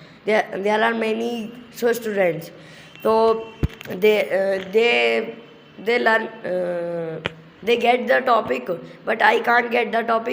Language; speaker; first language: English; non-native, learner; Hindi